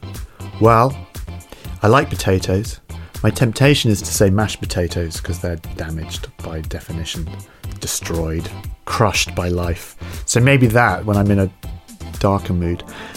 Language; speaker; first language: English; native; English